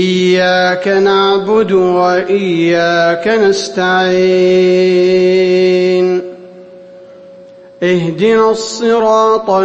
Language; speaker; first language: Arabic; native; Arabic